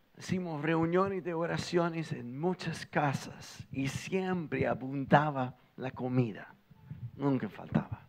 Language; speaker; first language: Spanish; non-native, fluent; English